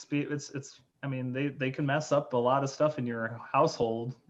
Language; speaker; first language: English; native; English